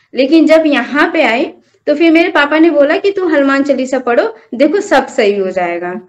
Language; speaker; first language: Hindi; native; Hindi